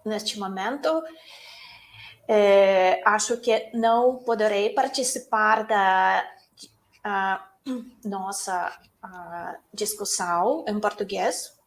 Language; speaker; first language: Portuguese; non-native, learner; Russian